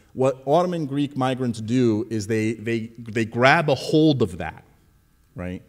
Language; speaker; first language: English; early bilingual, other home language; Greek